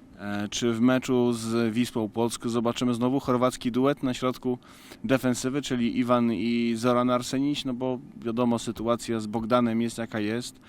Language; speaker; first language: Polish; native; Polish